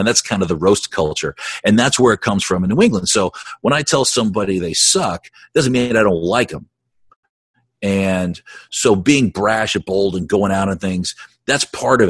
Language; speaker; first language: English; native; English